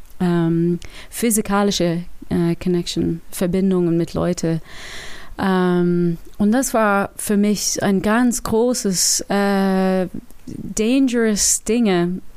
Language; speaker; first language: German; non-native, learner; English